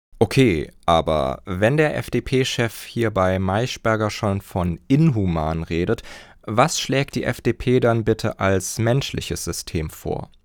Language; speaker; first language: German; native; German